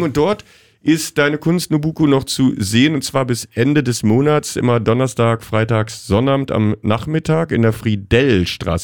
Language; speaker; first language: German; native; German